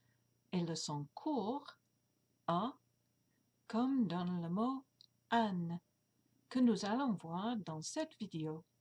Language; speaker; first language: French; non-native, fluent; English